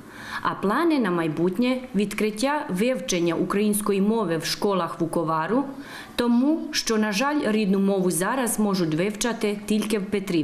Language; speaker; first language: Ukrainian; early bilingual, heritage; Ukrainian